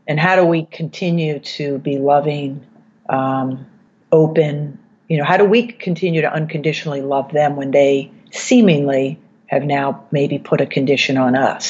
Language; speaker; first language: English; native; English